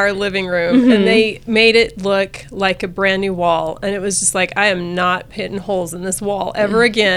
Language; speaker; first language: English; native; English